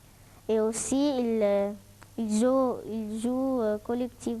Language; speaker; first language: French; non-native, fluent; Arabic